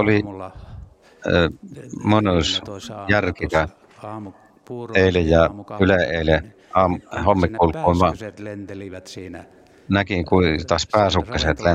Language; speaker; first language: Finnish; non-native, learner; Estonian